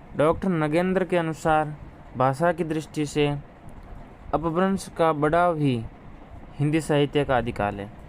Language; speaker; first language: Hindi; native; Hindi